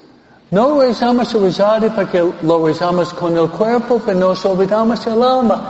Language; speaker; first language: Spanish; non-native, fluent; English